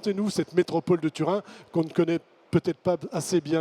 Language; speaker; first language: French; native; French